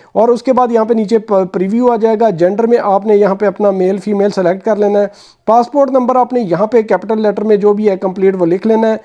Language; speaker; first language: Urdu; native; Urdu